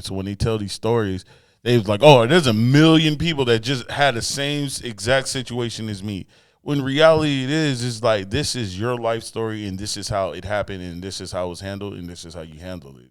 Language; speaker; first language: English; native; English